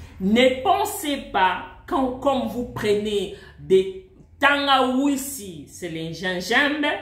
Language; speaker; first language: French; non-native, local second language; Swahili